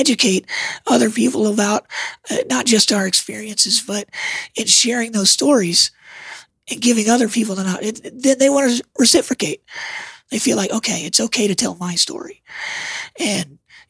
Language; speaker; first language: English; native; English